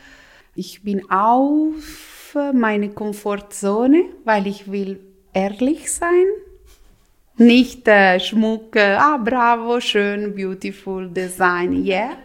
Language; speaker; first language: German; non-native, local second language; Italian